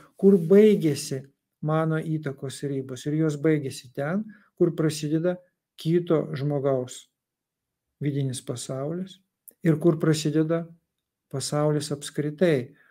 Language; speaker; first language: Lithuanian; non-native, local second language; Russian